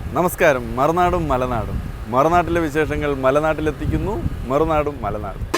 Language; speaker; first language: Malayalam; native; Malayalam